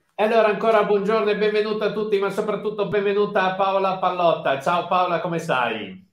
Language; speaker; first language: Italian; native; Italian